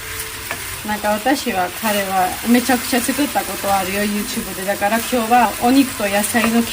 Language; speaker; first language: Japanese; non-native, learner; Georgian